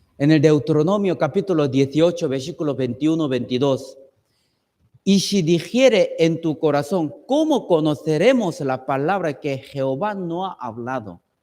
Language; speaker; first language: Spanish; non-native, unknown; Chinese